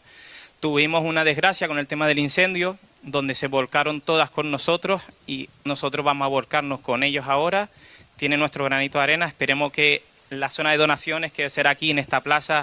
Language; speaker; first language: Spanish; native; Spanish